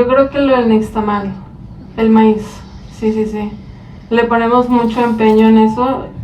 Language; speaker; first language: Spanish; early bilingual, other home language; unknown